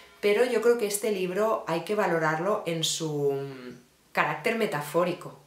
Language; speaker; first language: Spanish; native; Spanish